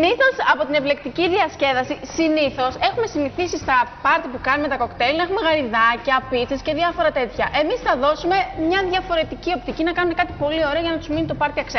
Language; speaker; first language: Greek; native; Greek